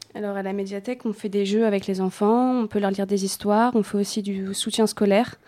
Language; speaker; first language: French; native; French